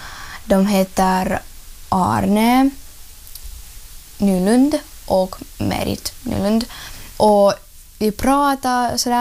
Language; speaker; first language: Swedish; non-native, learner; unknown